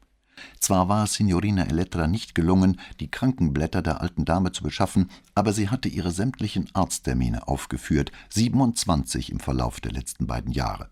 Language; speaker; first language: German; native; German